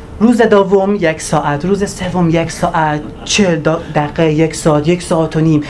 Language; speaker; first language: Persian; non-native, learner; Turkish